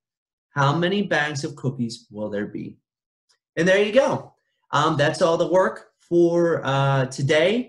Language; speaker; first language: English; native; English